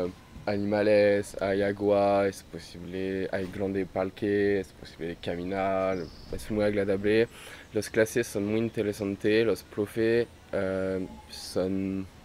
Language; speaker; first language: Spanish; non-native, learner; French